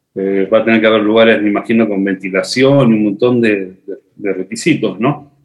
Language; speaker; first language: Spanish; native; Spanish